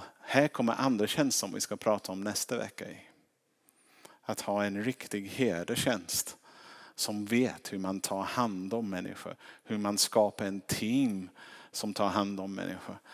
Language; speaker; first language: Swedish; non-native, fluent; English